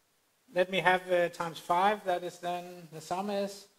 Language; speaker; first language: English; non-native, fluent; Danish